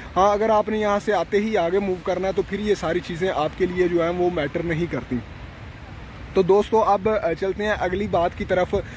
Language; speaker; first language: Urdu; non-native, local second language; Punjabi